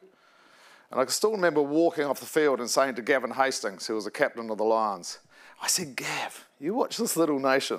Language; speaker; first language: English; native; English